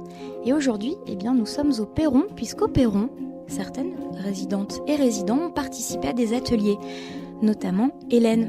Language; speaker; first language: French; native; French